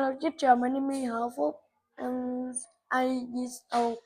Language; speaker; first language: English; non-native, learner; Vietnamese